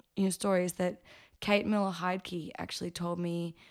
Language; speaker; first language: English; early bilingual, other home language; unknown